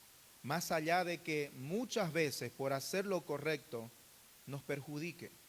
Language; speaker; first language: Spanish; native; Spanish